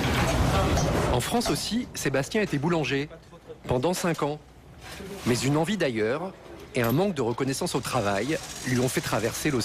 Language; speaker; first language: French; native; French